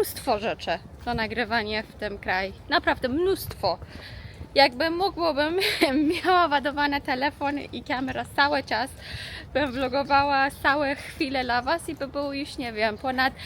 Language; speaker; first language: Polish; non-native, learner; Persian